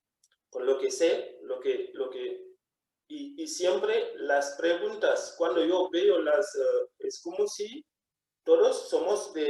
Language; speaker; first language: Spanish; non-native, fluent; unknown